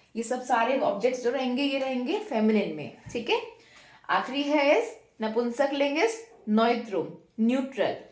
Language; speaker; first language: Hindi; native; Hindi